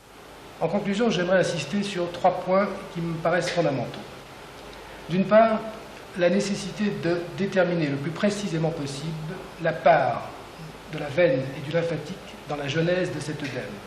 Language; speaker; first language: French; native; French